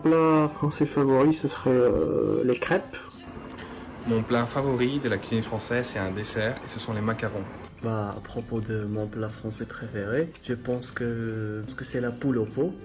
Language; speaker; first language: French; native; French